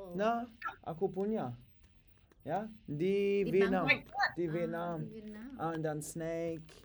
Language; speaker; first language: Indonesian; non-native, learner; English